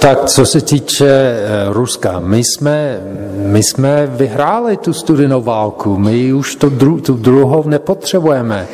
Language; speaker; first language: Czech; non-native, fluent; English